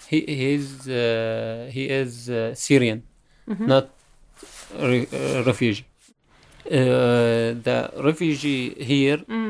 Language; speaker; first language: English; non-native, learner; Arabic